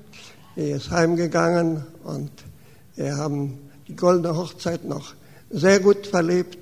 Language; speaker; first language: German; early bilingual, heritage; German